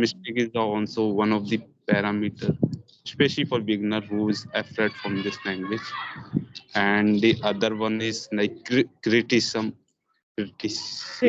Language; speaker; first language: English; non-native, learner; Hindi